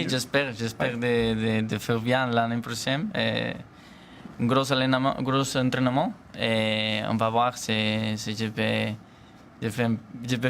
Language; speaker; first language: French; non-native, learner; Spanish